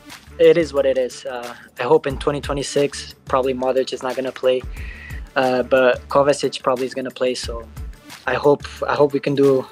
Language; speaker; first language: English; non-native, fluent; Portuguese